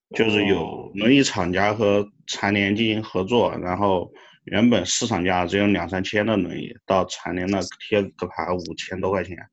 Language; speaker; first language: Chinese; native; Chinese